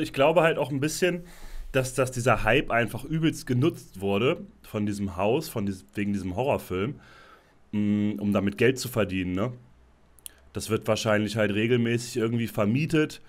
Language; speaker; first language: German; native; German